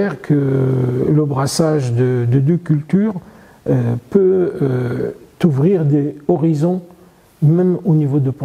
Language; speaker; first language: French; non-native, fluent; Arabic